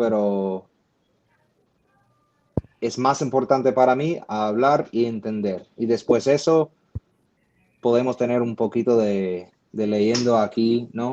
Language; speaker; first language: Spanish; non-native, fluent; English